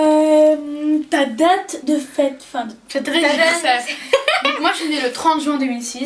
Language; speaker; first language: French; native; French